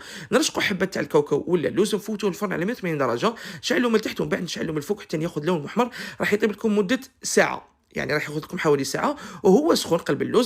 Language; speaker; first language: Arabic; native; Arabic